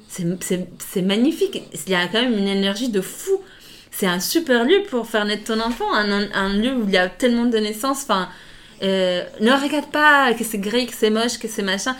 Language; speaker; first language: French; non-native, fluent; Italian